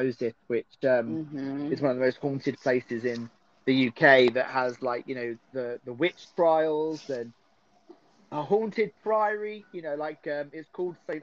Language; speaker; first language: English; native; English